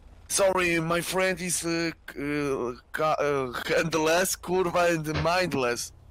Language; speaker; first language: English; non-native, learner; Polish